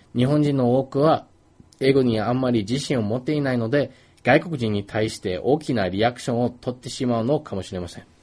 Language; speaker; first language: Japanese; non-native, fluent; English